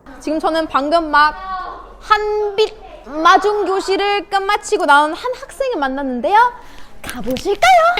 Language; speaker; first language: Korean; non-native, fluent; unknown